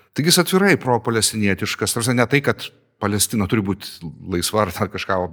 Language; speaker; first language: Lithuanian; native; Lithuanian